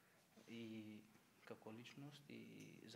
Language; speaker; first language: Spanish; non-native, learner; Macedonian